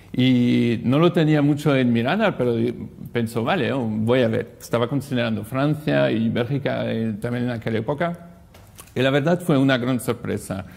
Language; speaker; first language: Spanish; non-native, fluent; French